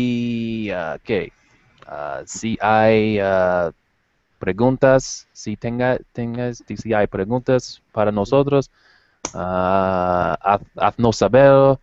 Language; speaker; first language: Spanish; non-native, learner; English